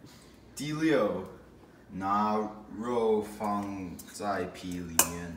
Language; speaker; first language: Chinese; non-native, learner; English